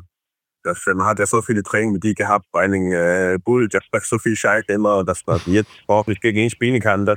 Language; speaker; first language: German; non-native, fluent; Faroese